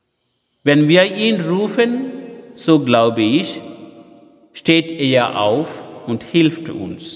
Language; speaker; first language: German; non-native, fluent; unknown